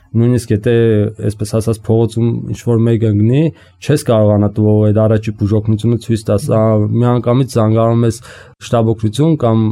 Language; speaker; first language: Armenian; native; Armenian